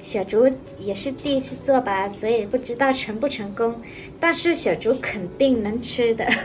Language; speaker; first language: Chinese; non-native, learner; Vietnamese